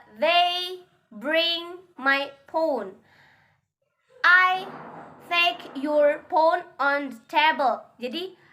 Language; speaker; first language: English; non-native, learner; Indonesian